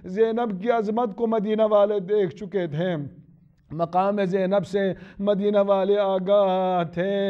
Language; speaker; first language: Urdu; non-native, local second language; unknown